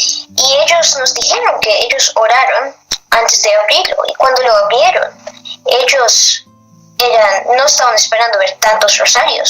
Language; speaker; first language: Spanish; non-native, fluent; English